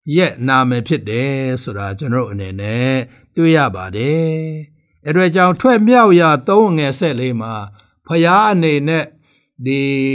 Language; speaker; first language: Burmese; non-native, local second language; Tedim Chin